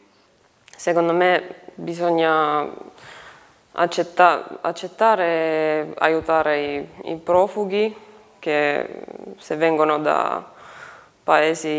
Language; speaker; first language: Italian; non-native, fluent; Finnish